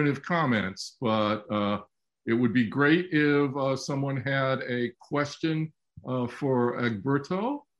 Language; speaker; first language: English; native; English